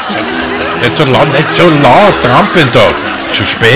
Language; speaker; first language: German; native; German